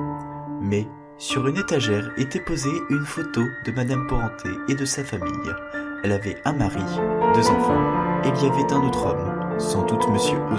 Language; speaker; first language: French; native; French